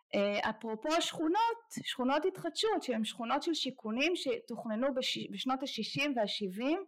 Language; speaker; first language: Hebrew; native; Hebrew